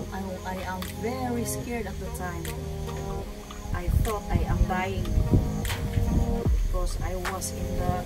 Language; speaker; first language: English; non-native, learner; Filipino